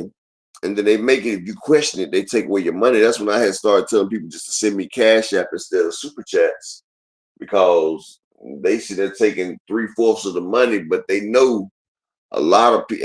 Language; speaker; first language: English; native; English